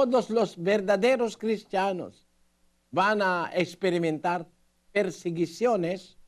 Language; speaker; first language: Spanish; non-native, learner; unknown